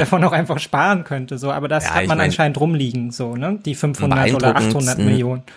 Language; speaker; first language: German; native; German